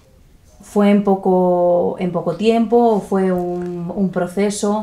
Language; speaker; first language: Spanish; native; Spanish